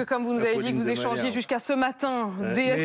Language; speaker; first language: French; native; French